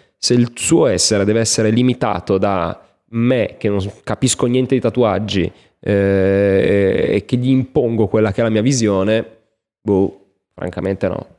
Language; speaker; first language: Italian; native; Italian